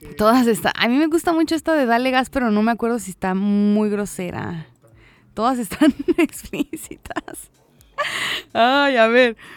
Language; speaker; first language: Spanish; native; Spanish